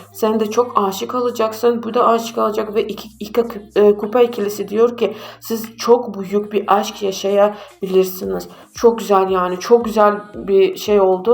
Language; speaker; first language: Turkish; non-native, fluent; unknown